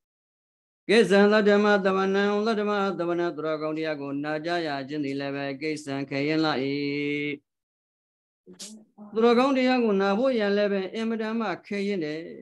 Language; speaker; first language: Burmese; native; Burmese